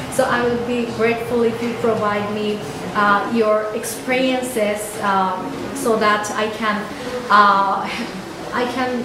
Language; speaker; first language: English; non-native, local second language; Bangla